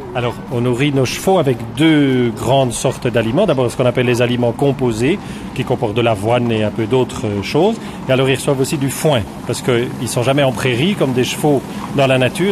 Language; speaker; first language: French; native; French